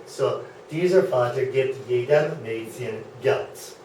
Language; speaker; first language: German; non-native, fluent; English